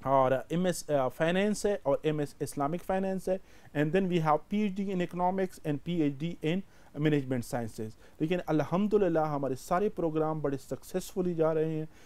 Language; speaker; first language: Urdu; non-native, local second language; Pashto